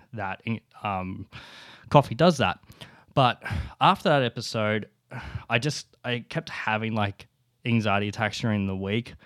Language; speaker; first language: English; native; English